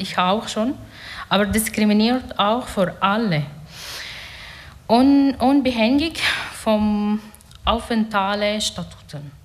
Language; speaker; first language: German; non-native, learner; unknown